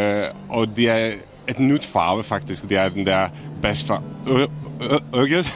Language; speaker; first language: Danish; non-native, fluent; Czech